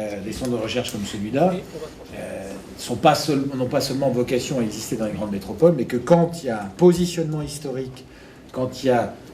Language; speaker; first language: French; native; French